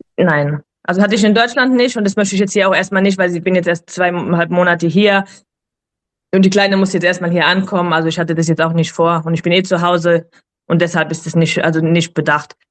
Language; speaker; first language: German; native; German